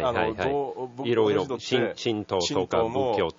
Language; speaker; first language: Japanese; non-native, learner; English